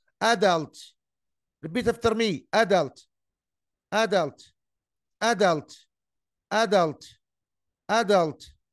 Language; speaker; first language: English; non-native, fluent; Arabic